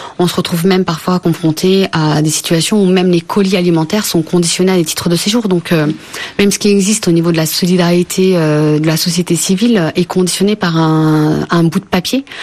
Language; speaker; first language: French; native; French